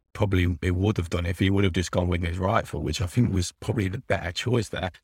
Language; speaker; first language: English; native; English